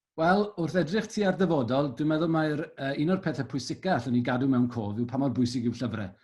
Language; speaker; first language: Welsh; native; Welsh